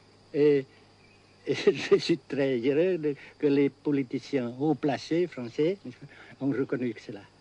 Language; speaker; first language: French; non-native, fluent; Vietnamese